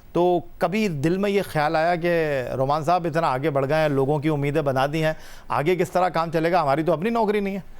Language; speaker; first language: Urdu; native; Urdu